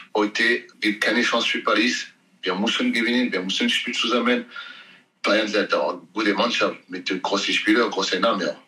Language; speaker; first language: German; non-native, learner; French